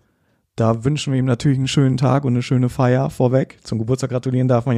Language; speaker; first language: German; native; German